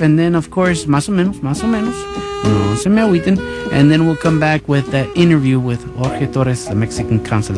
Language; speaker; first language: English; early bilingual, other home language; Spanish